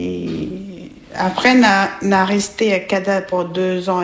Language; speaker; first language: French; non-native, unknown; Albanian